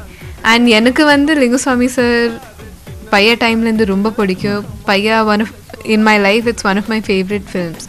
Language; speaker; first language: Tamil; non-native, learner; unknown